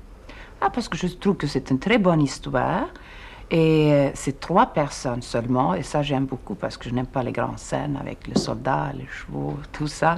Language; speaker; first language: French; non-native, fluent; Swedish